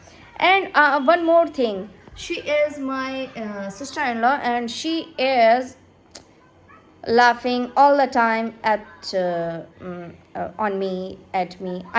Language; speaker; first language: English; non-native, learner; Hindi